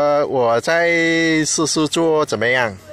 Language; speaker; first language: Chinese; non-native, learner; Vietnamese